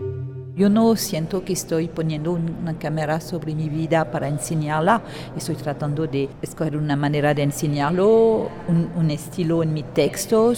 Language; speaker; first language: Spanish; non-native, fluent; French